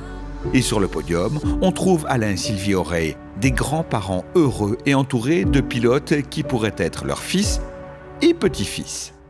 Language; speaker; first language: French; native; French